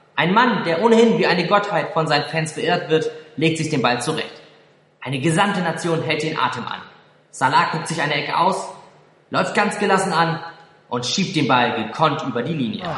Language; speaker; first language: German; native; German